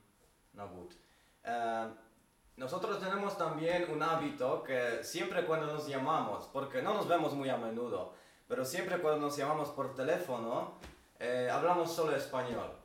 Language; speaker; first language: Spanish; non-native, fluent; Polish